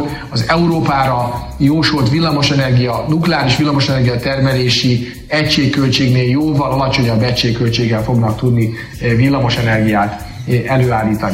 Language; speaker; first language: Hungarian; native; Hungarian